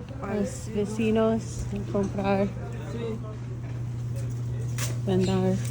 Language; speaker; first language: Spanish; non-native, learner; Lao